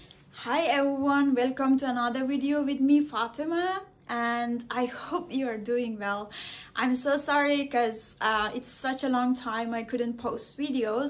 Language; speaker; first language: English; non-native, fluent; Persian